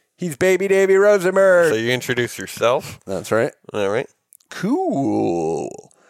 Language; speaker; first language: English; native; English